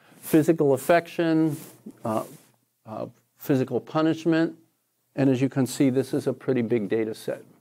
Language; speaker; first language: English; native; English